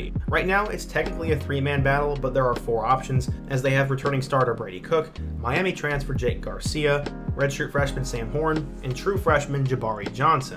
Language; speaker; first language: English; native; English